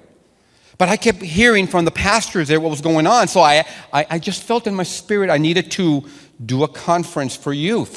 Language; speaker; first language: English; non-native, fluent; Spanish